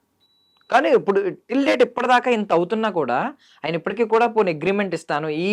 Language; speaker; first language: Telugu; native; Telugu